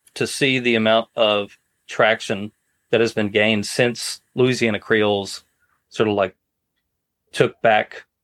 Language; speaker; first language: English; native; English